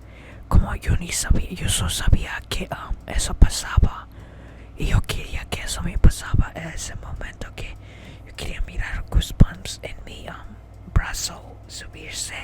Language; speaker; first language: Spanish; early bilingual, heritage; English